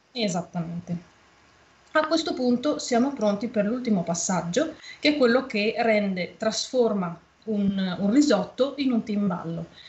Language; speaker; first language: Italian; native; Italian